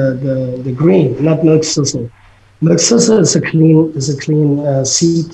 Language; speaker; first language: English; non-native, fluent; German